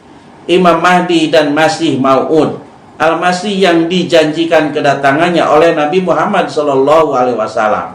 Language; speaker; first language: Indonesian; native; Indonesian